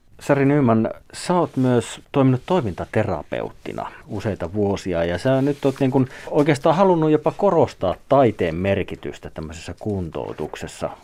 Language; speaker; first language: Finnish; native; Finnish